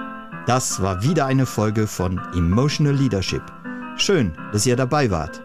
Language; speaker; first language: German; native; German